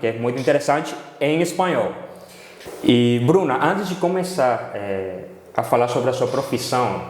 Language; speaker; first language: Portuguese; non-native, fluent; Spanish